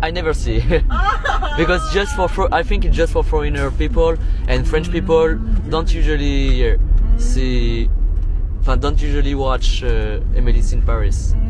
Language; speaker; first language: English; non-native, learner; French